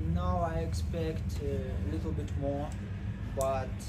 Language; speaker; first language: English; non-native, learner; Ukrainian